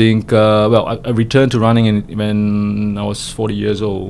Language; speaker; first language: English; non-native, local second language; Cantonese